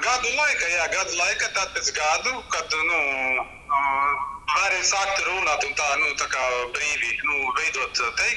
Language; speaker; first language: Latvian; non-native, learner; Greek